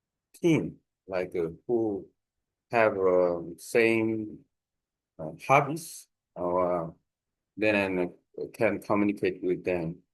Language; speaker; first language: English; non-native, learner; Korean